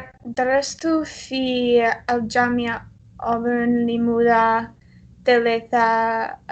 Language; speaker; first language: Arabic; non-native, learner; English